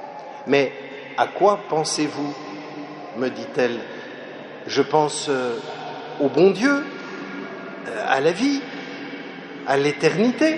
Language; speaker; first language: French; native; French